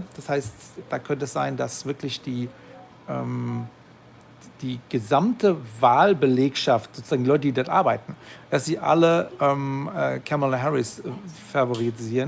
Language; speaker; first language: German; native; German